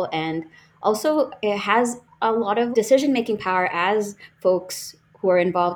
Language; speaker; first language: English; non-native, local second language; Bangla